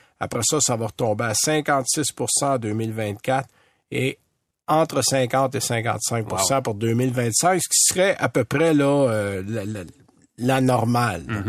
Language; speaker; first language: French; native; French